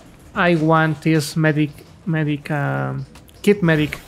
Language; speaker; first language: English; non-native, learner; Spanish